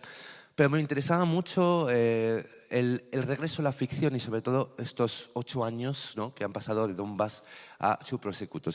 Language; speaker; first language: Spanish; native; Spanish